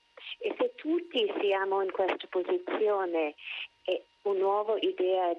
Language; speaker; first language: Italian; non-native, fluent; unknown